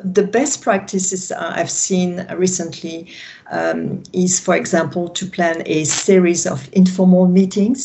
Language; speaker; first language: English; non-native, fluent; French